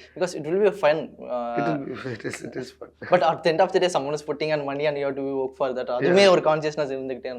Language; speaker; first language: Tamil; native; Tamil